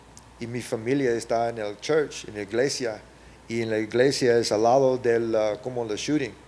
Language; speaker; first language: Spanish; non-native, learner; English